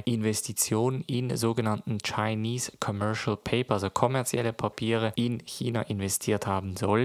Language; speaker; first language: German; native; German